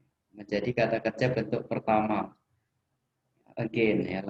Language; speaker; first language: Indonesian; native; Indonesian